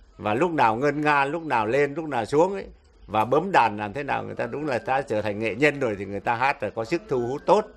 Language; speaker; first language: Vietnamese; non-native, local second language; Tày